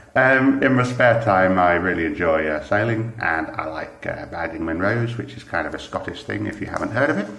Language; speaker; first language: English; native; English